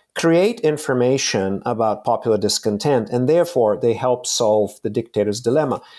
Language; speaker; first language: English; non-native, fluent; Bulgarian